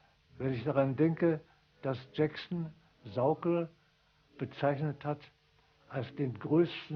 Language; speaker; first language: German; native; German